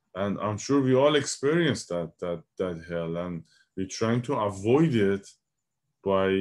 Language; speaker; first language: English; non-native, fluent; Persian